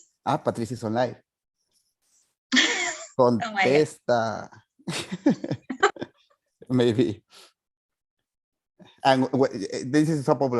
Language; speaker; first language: English; non-native, fluent; Spanish